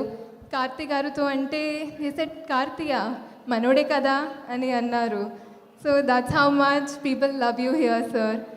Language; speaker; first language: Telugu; non-native, fluent; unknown